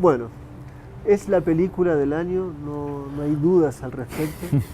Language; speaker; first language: Spanish; native; Spanish